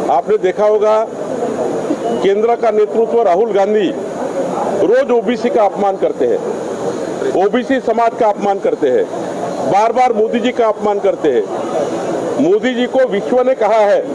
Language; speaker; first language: Hindi; non-native, local second language; Marathi